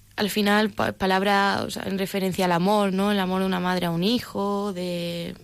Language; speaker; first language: Spanish; native; Spanish